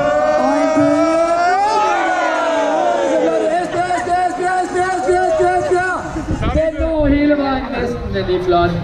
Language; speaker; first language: Danish; native; Danish